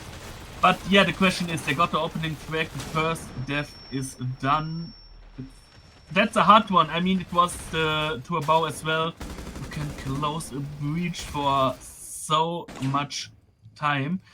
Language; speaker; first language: English; non-native, fluent; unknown